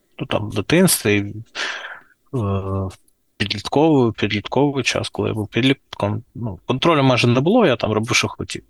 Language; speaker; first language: Ukrainian; non-native, local second language; Russian